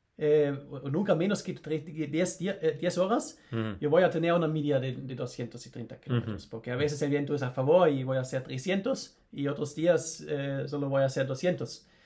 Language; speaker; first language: Spanish; non-native, learner; German